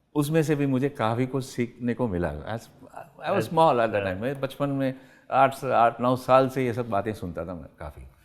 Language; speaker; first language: Hindi; non-native, local second language; Tamil